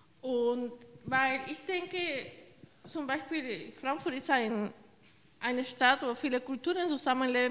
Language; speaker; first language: German; non-native, fluent; Spanish